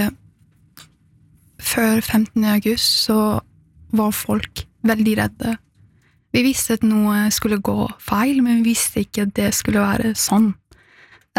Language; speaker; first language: Norwegian; non-native, fluent; Persian